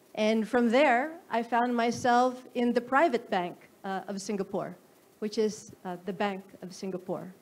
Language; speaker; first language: English; non-native, local second language; Filipino